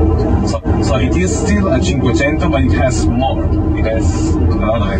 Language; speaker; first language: English; non-native, fluent; Italian